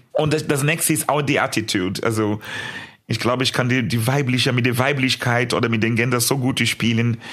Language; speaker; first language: German; non-native, fluent; Portuguese